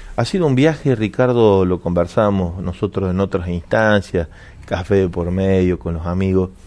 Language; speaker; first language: Spanish; native; Spanish